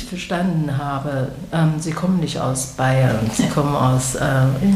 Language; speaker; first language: German; non-native, learner; Chinese